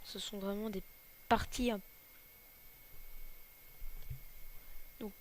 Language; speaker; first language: French; native; French